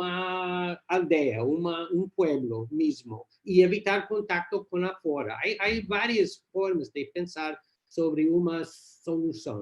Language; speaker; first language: Portuguese; non-native, learner; English